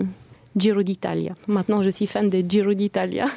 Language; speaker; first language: French; non-native, fluent; Bulgarian